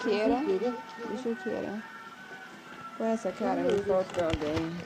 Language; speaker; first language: Spanish; non-native, learner; English